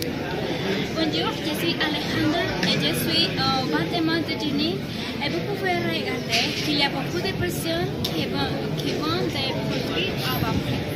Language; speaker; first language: French; non-native, learner; Spanish